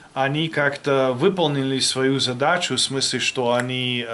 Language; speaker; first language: Russian; non-native, fluent; German